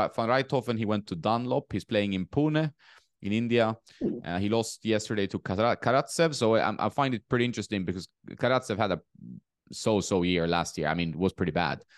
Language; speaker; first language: English; non-native, fluent; Swedish